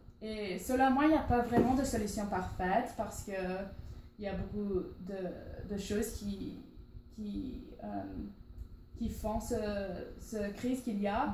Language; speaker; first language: French; non-native, learner; English